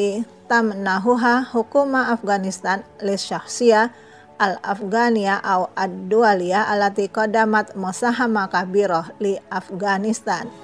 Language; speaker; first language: Arabic; non-native, fluent; Indonesian